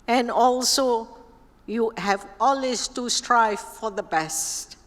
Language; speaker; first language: English; non-native, local second language; Malay